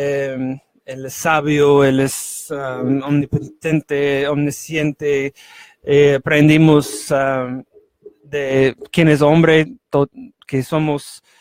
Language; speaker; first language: Spanish; non-native, fluent; English